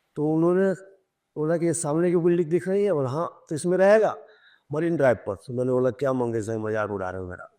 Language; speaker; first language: Hindi; native; Hindi